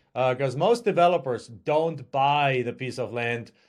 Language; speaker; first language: English; non-native, fluent; German